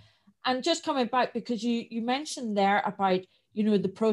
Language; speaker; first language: English; native; English